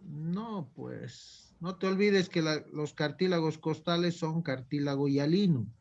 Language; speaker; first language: Spanish; native; Spanish